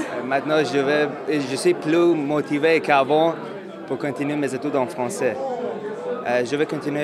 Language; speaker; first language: French; non-native, learner; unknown